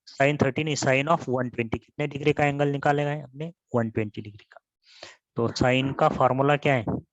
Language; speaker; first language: Hindi; non-native, local second language; Marathi